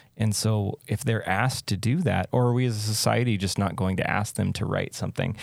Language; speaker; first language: English; native; English